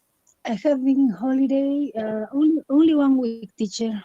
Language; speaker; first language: English; non-native, learner; Spanish